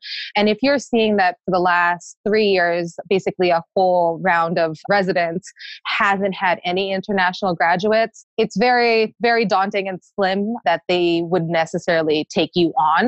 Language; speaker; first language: English; native; English